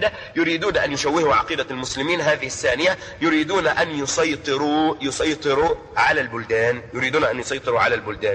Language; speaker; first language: Arabic; native; Arabic